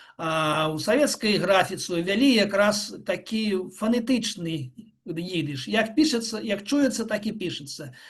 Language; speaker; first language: Belarusian; non-native, local second language; Russian